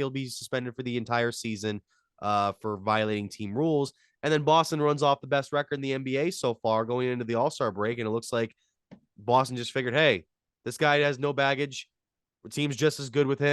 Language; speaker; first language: English; native; English